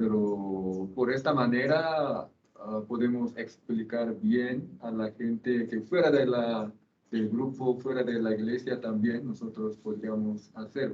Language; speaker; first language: Spanish; non-native, fluent; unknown